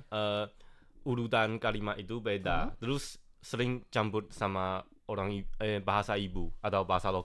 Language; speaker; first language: Indonesian; non-native, fluent; Chinese